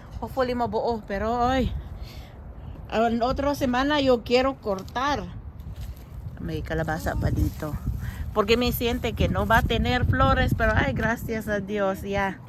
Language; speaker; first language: Spanish; non-native, learner; Filipino